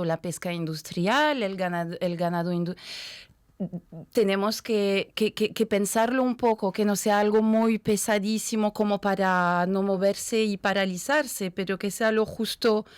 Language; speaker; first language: Spanish; non-native, fluent; French